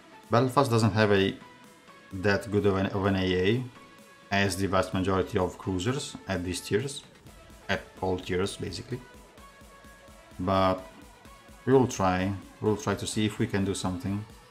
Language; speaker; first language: English; non-native, fluent; Italian